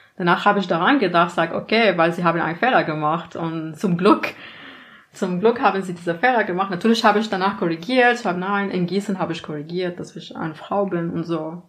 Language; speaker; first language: German; non-native, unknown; Arabic